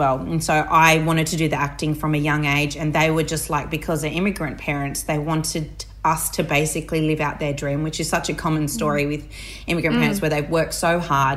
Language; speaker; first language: English; native; English